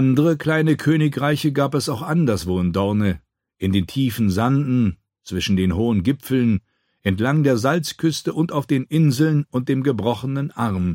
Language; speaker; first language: German; native; German